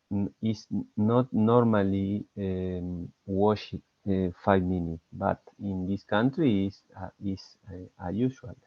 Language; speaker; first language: English; non-native, learner; Spanish